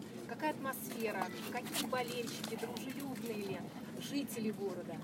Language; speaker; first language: Russian; native; Russian